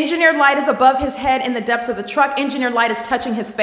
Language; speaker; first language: English; native; English